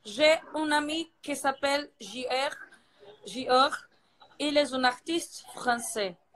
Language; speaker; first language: French; non-native, learner; Portuguese